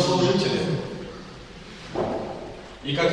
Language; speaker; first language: Russian; native; Russian